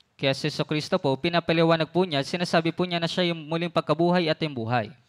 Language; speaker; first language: Filipino; native; Filipino